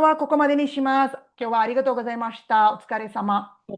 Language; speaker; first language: Japanese; non-native, fluent; Tamil